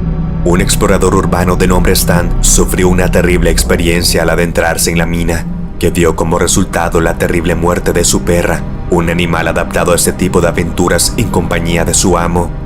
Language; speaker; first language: Spanish; native; Spanish